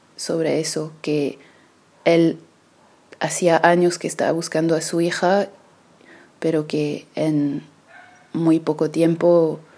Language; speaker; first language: Spanish; early bilingual, other home language; French